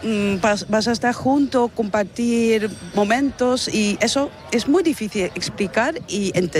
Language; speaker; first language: Spanish; non-native, fluent; Dutch